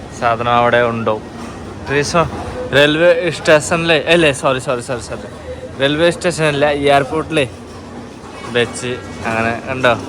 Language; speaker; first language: Malayalam; non-native, learner; Bangla